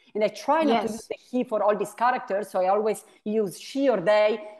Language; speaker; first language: English; non-native, fluent; Italian